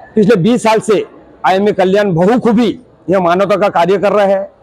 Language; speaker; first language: Hindi; non-native, local second language; Marathi